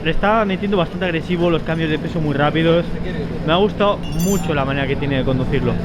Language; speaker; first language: Spanish; native; Spanish